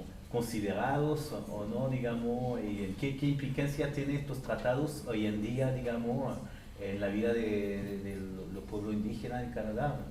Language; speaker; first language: Spanish; native; Spanish